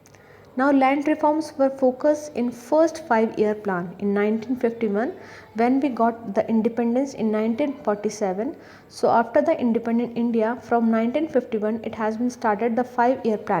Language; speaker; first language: English; non-native, local second language; Hindi